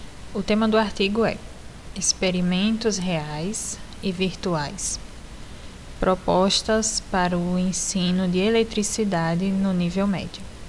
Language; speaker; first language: Portuguese; native; Portuguese